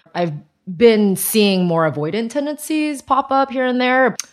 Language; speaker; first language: English; early bilingual, other home language; Chinese